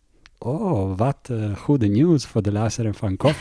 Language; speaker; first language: Dutch; non-native, learner; Italian